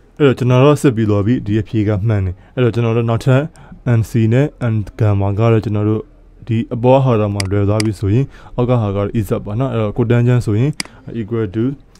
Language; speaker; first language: Burmese; native; Burmese